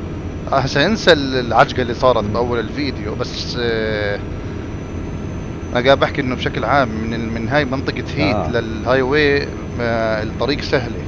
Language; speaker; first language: Arabic; native; Arabic